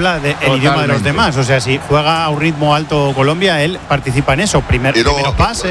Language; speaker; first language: Spanish; native; Spanish